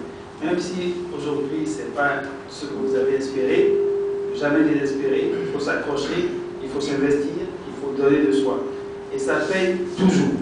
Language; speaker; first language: French; native; French